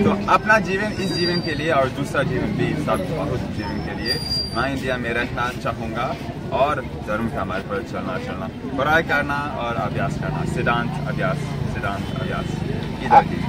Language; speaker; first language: Hindi; non-native, fluent; French